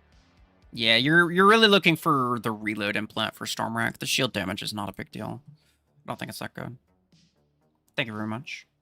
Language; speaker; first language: English; native; English